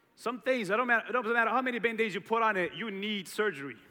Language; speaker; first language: English; early bilingual, other home language; Portuguese